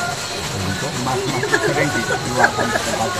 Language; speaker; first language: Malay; non-native, local second language; Javanese